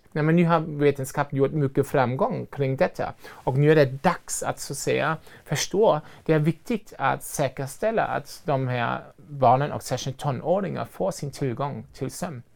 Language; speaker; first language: Swedish; non-native, fluent; German